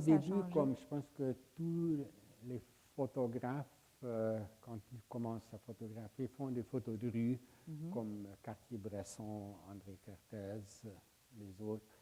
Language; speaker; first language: French; non-native, fluent; Hungarian